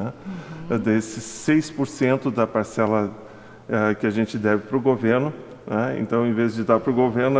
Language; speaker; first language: Portuguese; native; Portuguese